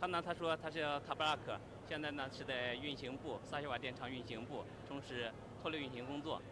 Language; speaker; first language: Chinese; native; Chinese